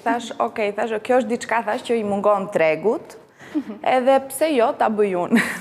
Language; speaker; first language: Albanian; native; Albanian